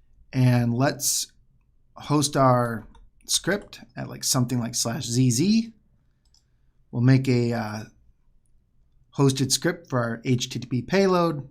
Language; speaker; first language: English; native; English